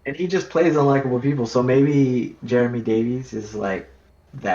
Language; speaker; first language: English; native; English